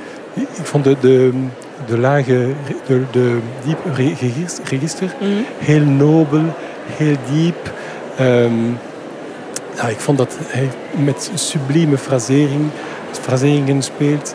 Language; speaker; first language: Dutch; non-native, fluent; French